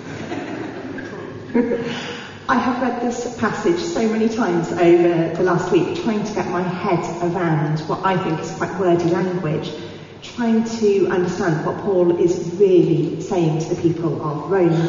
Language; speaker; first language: English; non-native, local second language; Telugu